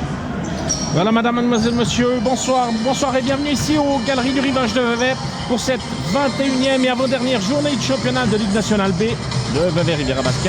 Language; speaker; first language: French; native; French